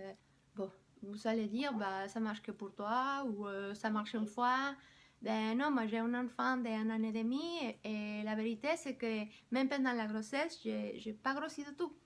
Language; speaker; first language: French; non-native, fluent; Spanish